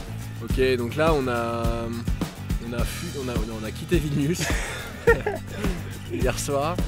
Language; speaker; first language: French; native; French